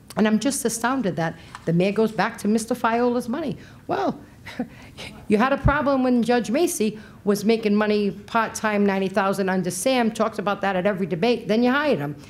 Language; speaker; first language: English; early bilingual, other home language; Portuguese